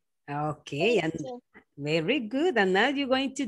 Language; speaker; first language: English; non-native, learner; Spanish